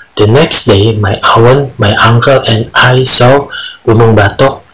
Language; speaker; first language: English; non-native, learner; Indonesian